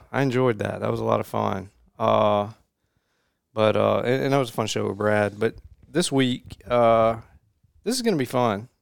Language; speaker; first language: English; native; English